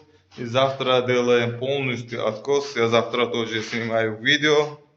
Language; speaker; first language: Russian; non-native, learner; Uzbek